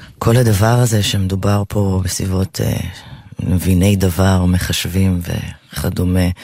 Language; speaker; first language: Hebrew; native; Hebrew